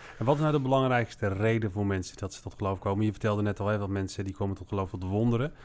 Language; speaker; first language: Dutch; native; Dutch